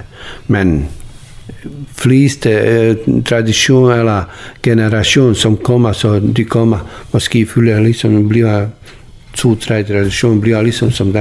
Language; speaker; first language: Danish; non-native, learner; Bosnian